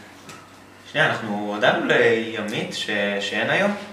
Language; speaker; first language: Hebrew; native; Hebrew